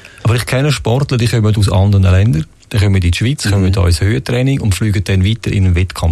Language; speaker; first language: German; native; German